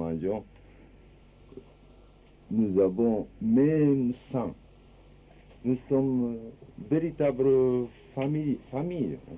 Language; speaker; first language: French; non-native, fluent; Japanese